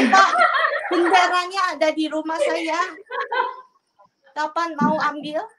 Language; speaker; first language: Indonesian; non-native, fluent; Korean